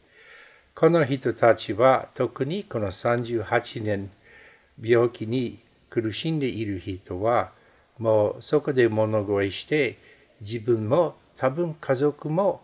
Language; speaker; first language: Japanese; non-native, fluent; English